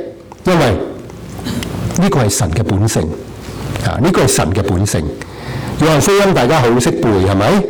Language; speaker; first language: Chinese; non-native, local second language; Cantonese